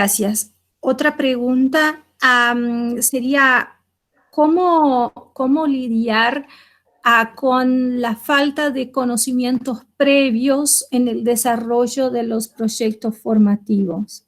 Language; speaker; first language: Spanish; non-native, fluent; Portuguese